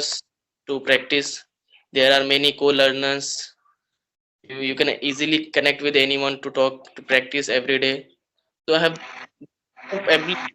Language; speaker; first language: English; non-native, learner; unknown